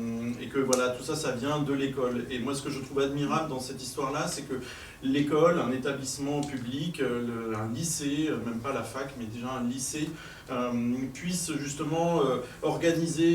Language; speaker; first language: French; native; French